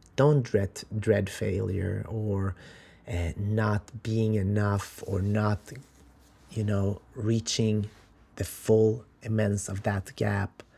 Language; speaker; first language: English; non-native, fluent; Macedonian